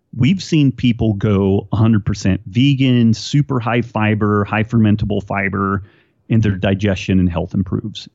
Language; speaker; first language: English; native; English